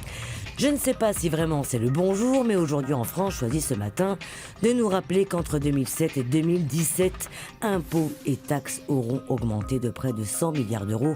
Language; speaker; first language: French; native; French